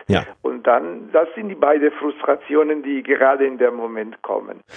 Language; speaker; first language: German; non-native, fluent; Italian